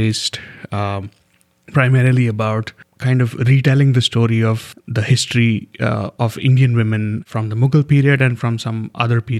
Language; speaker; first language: English; non-native, local second language; Hindi